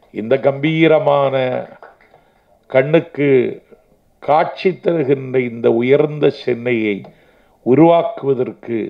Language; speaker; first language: Tamil; native; Tamil